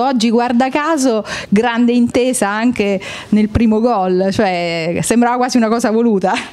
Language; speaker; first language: Italian; native; Italian